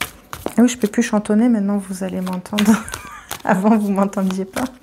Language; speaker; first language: French; native; French